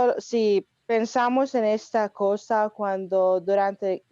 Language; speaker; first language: Spanish; non-native, fluent; Arabic